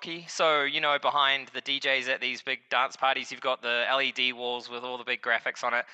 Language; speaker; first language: English; native; English